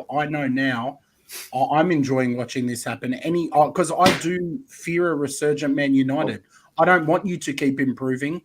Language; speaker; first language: English; native; English